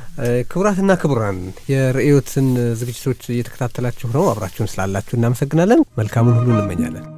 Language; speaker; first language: Amharic; native; Amharic